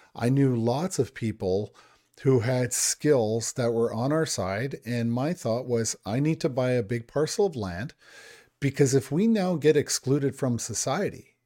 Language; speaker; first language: English; native; English